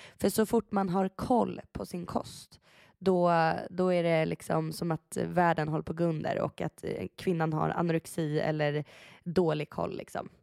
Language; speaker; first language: Swedish; early bilingual, other home language; Persian